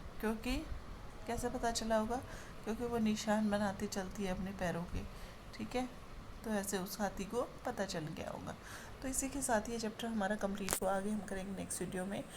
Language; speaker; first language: Hindi; native; Hindi